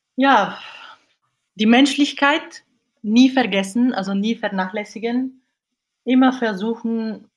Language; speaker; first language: German; non-native, fluent; Bulgarian